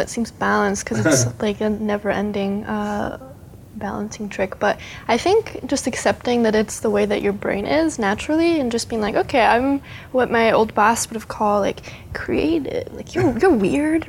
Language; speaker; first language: English; early bilingual, other home language; Spanish